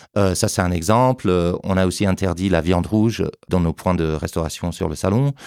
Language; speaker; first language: French; non-native, fluent; English